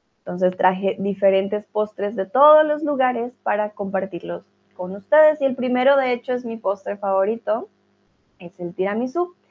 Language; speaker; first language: Spanish; native; Spanish